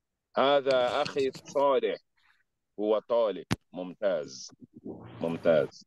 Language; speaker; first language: Arabic; non-native, learner; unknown